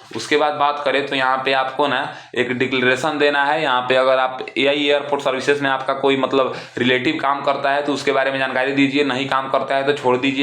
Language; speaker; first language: Hindi; non-native, local second language; Bhojpuri